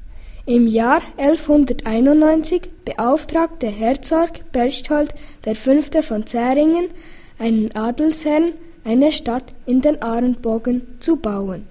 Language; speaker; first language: German; native; German